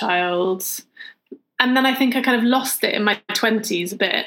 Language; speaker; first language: English; native; English